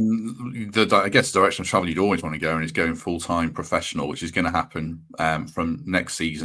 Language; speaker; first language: English; native; English